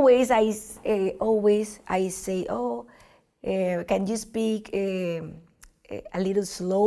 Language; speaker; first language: English; non-native, learner; Spanish